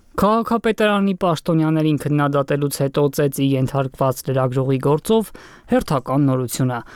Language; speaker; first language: Armenian; native; Armenian